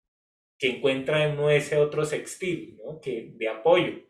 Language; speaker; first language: Spanish; native; Spanish